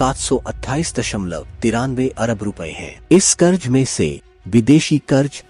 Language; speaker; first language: Hindi; non-native, local second language; Nepali